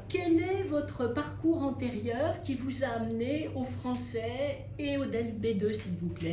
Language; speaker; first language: French; native; French